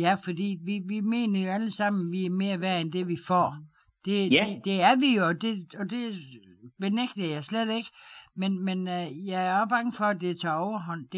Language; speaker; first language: Danish; native; Danish